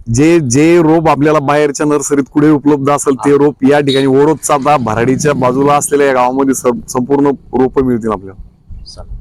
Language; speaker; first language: Marathi; native; Marathi